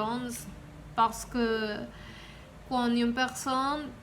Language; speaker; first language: French; non-native, learner; Spanish